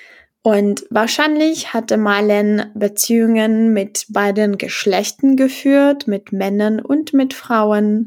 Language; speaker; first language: German; non-native, fluent; Czech